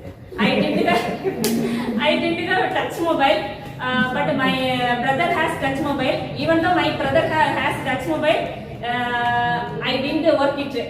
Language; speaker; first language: English; non-native, learner; Tamil